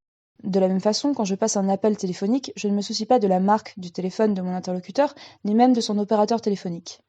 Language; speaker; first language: French; native; French